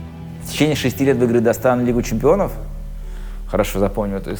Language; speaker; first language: Russian; native; Russian